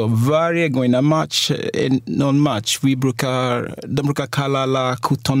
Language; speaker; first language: Swedish; non-native, fluent; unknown